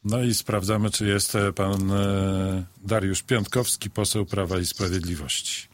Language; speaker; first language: Polish; native; Polish